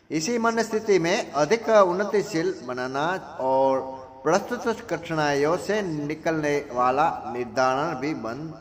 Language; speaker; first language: Hindi; non-native, local second language; Gujarati